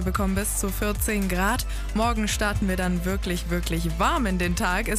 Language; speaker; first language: German; native; German